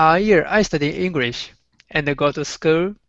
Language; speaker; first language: English; non-native, learner; Japanese